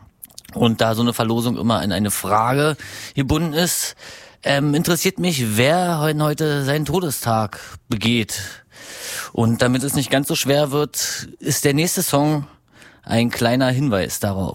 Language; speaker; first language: German; native; German